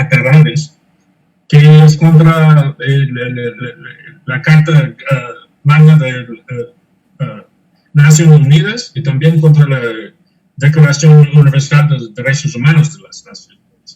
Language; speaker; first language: Spanish; non-native, fluent; English